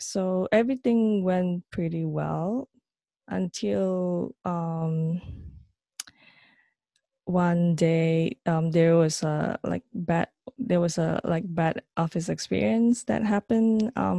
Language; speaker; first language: English; non-native, local second language; Chinese